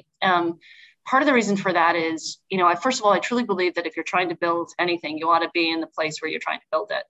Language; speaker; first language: English; native; English